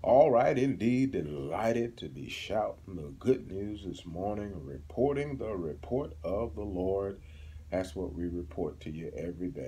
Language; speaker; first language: English; native; English